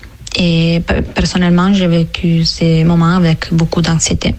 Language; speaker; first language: French; non-native, fluent; Italian